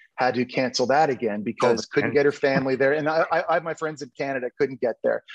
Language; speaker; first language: English; native; English